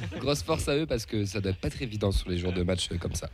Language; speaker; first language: French; native; French